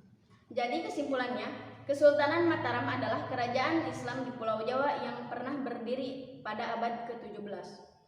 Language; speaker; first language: Indonesian; native; Indonesian